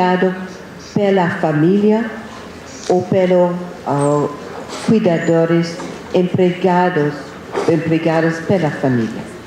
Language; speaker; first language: Portuguese; non-native, fluent; English